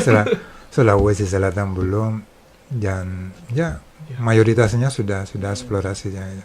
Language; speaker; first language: Indonesian; non-native, fluent; Spanish